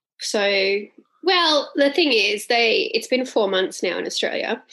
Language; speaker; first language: English; native; English